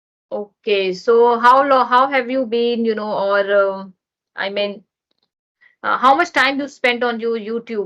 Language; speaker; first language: English; non-native, learner; Hindi